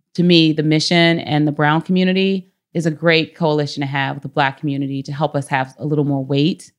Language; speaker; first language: English; native; English